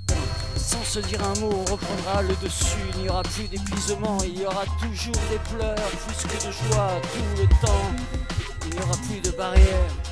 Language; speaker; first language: French; native; French